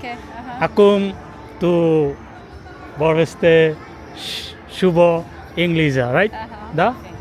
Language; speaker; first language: Romanian; non-native, learner; Bangla